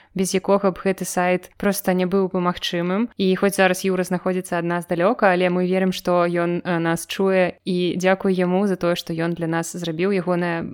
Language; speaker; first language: Belarusian; non-native, local second language; Russian